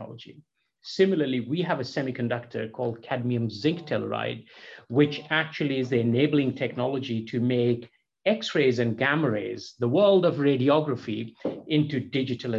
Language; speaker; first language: English; non-native, local second language; Bangla